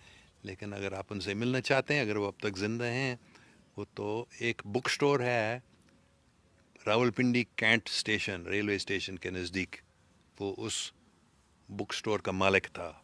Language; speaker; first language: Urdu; non-native, fluent; English